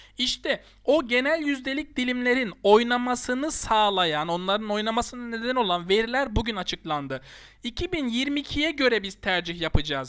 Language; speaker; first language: Turkish; native; Turkish